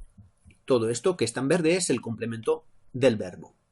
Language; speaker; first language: Spanish; non-native, fluent; French